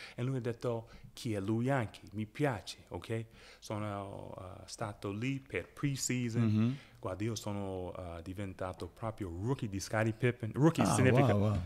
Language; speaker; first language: Italian; non-native, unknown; English